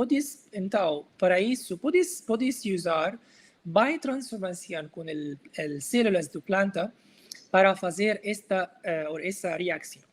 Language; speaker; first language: Portuguese; non-native, learner; Arabic